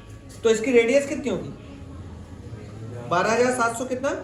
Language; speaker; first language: Hindi; native; Hindi